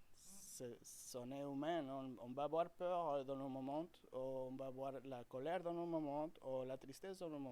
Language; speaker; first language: French; non-native, fluent; Spanish